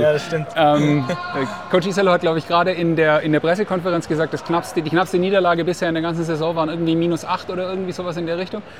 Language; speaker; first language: German; native; German